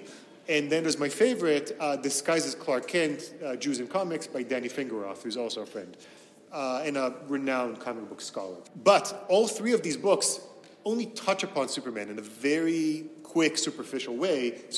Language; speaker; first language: English; non-native, fluent; Hebrew